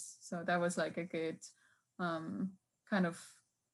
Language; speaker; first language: English; non-native, fluent; Swiss German